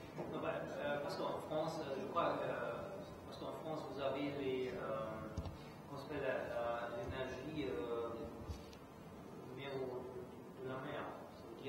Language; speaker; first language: French; non-native, fluent; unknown